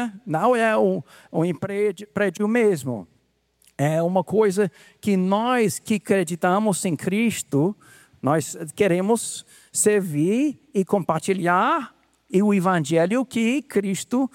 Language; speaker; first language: Portuguese; non-native, fluent; English